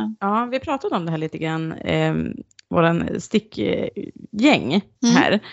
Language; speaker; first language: Swedish; native; Swedish